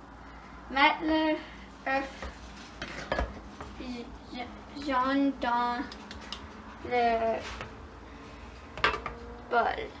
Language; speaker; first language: French; non-native, learner; English